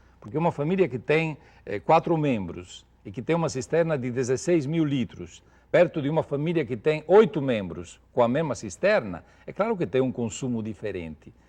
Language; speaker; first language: Portuguese; non-native, fluent; Italian